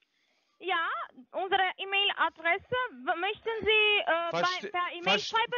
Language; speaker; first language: German; non-native, fluent; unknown